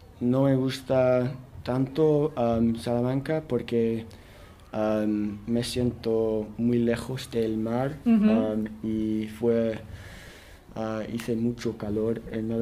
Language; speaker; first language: Spanish; non-native, learner; English